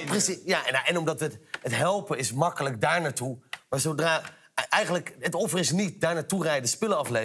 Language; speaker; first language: Dutch; native; Dutch